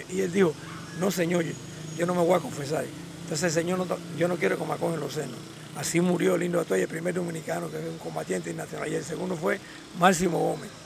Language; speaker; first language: Spanish; native; Spanish